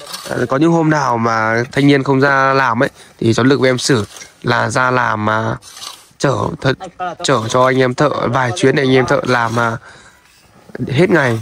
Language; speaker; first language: Vietnamese; native; Vietnamese